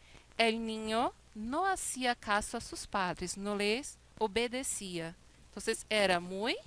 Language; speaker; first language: Spanish; non-native, fluent; Portuguese